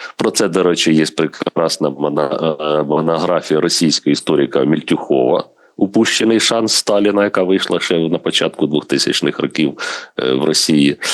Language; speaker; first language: Ukrainian; non-native, local second language; Russian